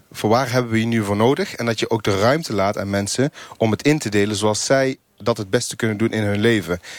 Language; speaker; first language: Dutch; native; Dutch